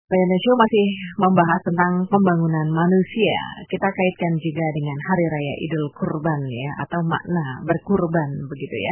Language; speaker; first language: Indonesian; native; Indonesian